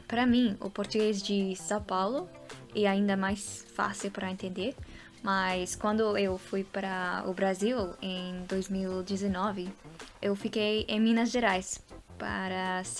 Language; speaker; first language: Portuguese; non-native, fluent; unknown